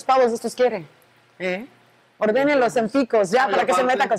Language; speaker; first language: Spanish; native; Spanish